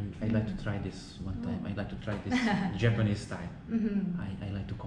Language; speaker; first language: English; non-native, learner; Hungarian